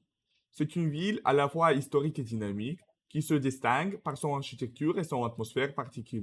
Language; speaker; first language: French; non-native, learner; Russian